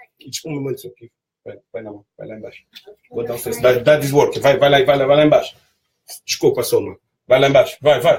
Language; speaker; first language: Portuguese; native; Portuguese